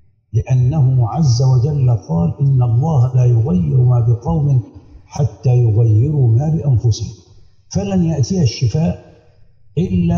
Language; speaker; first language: Arabic; native; Arabic